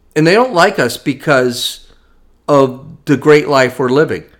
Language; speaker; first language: English; native; English